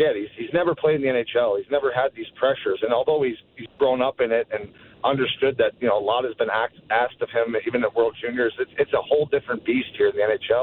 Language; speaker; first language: English; native; English